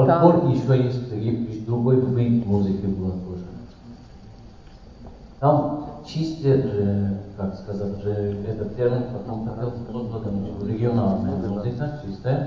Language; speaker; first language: Russian; non-native, learner; Persian